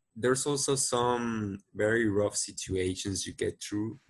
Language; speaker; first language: English; non-native, fluent; Spanish